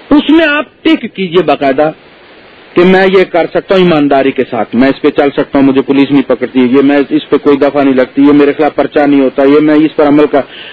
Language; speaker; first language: Urdu; native; Urdu